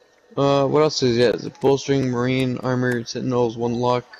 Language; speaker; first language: English; native; English